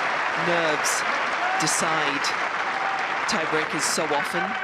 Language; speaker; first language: English; native; English